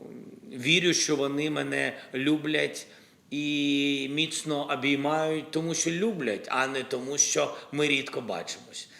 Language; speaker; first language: Ukrainian; non-native, local second language; Russian